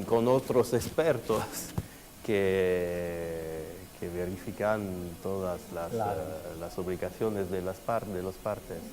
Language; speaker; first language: Spanish; non-native, fluent; French